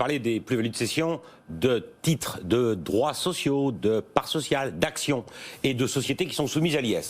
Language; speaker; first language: French; native; French